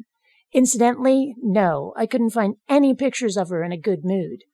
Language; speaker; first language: English; native; English